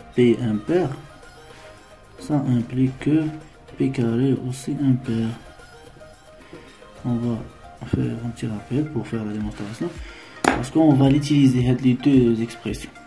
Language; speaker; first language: French; non-native, local second language; Arabic